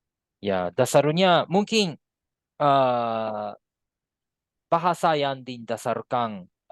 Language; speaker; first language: Indonesian; non-native, fluent; Japanese